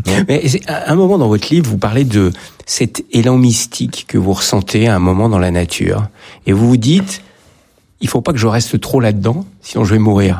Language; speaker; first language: French; native; French